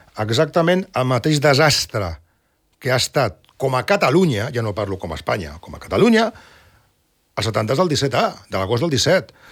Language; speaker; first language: Catalan; non-native, local second language; Spanish